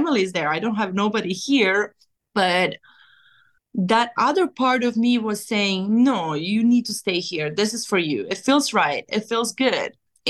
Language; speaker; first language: English; non-native, fluent; Serbian